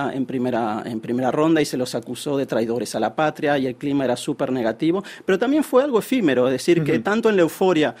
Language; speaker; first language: Spanish; native; Spanish